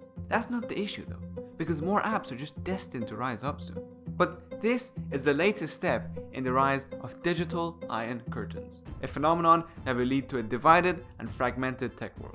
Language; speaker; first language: English; non-native, fluent; Persian